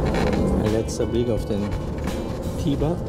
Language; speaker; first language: German; native; German